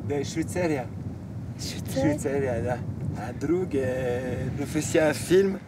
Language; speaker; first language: Russian; non-native, learner; French